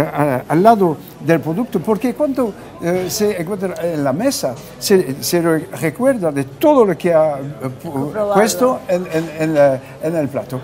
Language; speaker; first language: Spanish; non-native, fluent; French